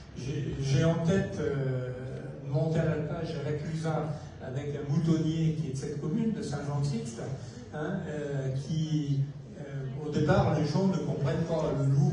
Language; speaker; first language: French; native; French